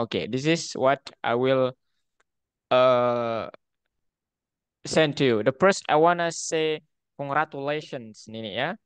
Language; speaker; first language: English; non-native, fluent; Indonesian